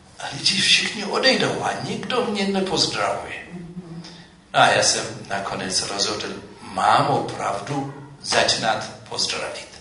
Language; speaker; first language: Czech; non-native, fluent; Amharic